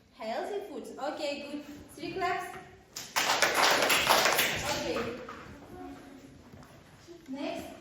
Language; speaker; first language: English; non-native, learner; Kazakh